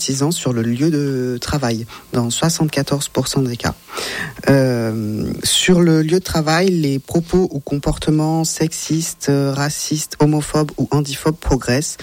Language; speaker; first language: French; native; French